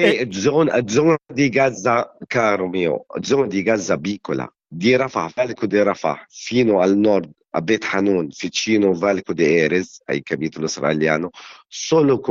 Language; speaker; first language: Italian; non-native, learner; Arabic